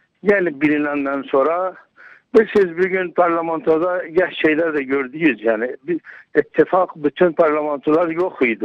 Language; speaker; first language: Turkish; non-native, learner; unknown